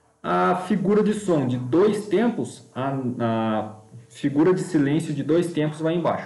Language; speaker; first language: Portuguese; native; Portuguese